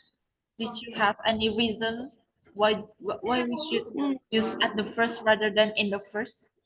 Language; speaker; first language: English; non-native, learner; Indonesian